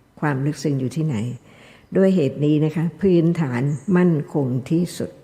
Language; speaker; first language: Thai; native; Thai